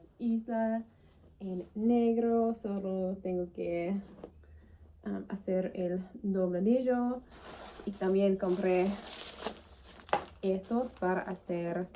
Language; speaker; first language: Spanish; non-native, learner; English